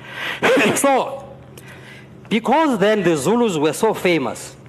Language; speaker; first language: English; non-native, local second language; Xhosa